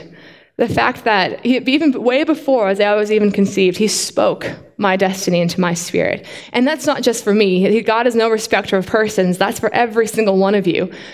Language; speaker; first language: English; native; English